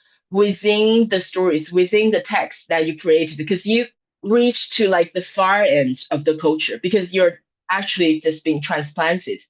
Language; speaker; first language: English; non-native, fluent; Chinese